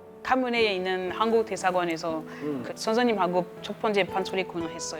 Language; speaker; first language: Korean; non-native, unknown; French